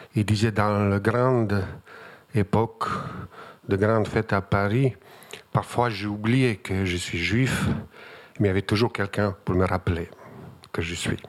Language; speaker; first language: French; non-native, fluent; Bosnian